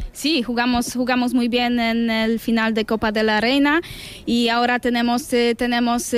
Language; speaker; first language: Spanish; non-native, learner; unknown